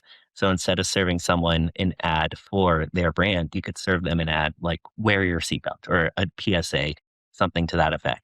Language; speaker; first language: English; native; English